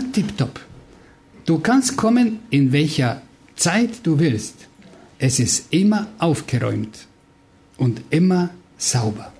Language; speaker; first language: German; non-native, fluent; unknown